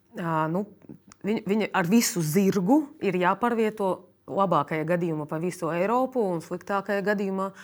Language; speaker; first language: Latvian; non-native, fluent; Russian